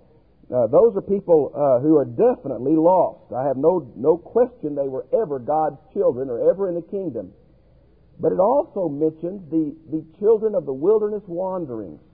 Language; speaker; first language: English; native; English